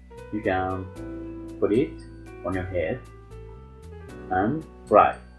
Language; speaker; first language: English; non-native, learner; Japanese